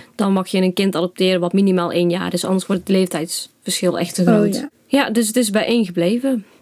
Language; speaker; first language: Dutch; native; Dutch